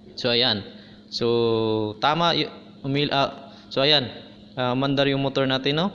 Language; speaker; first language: Filipino; non-native, local second language; Cebuano